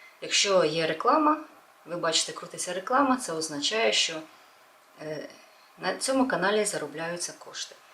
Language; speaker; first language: Ukrainian; non-native, local second language; Russian